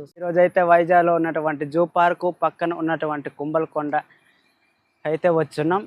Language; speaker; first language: Telugu; non-native, local second language; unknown